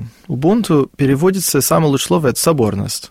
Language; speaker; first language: Russian; non-native, fluent; Afrikaans